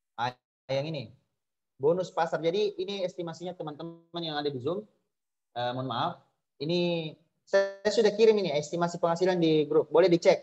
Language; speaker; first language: Indonesian; native; Indonesian